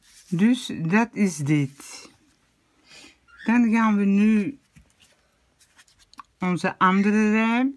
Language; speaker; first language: Dutch; native; Dutch